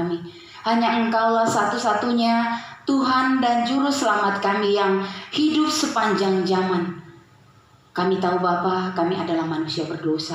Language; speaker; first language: Indonesian; native; Indonesian